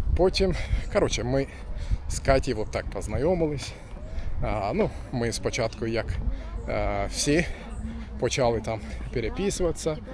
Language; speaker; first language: Ukrainian; non-native, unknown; Turkish